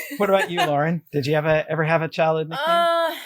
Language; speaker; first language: English; native; English